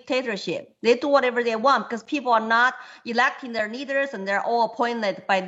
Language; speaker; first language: English; non-native, fluent; Chinese